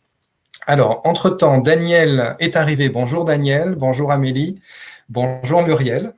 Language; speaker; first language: French; native; French